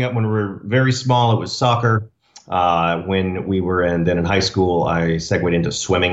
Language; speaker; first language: English; native; English